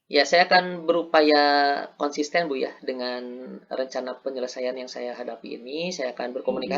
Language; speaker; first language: Indonesian; native; Indonesian